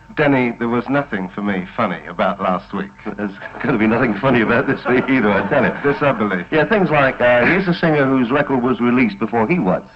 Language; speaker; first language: English; native; English